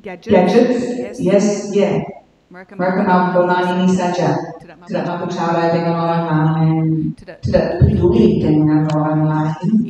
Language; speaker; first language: Indonesian; non-native, learner; English